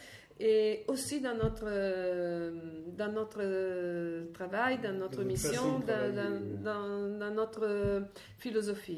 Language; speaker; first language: French; non-native, fluent; Italian